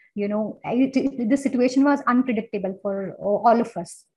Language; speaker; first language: English; non-native, local second language; Hindi